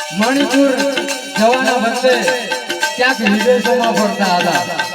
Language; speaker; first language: Gujarati; non-native, local second language; Bhili